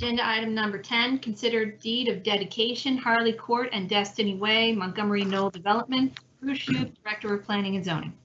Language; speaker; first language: English; native; English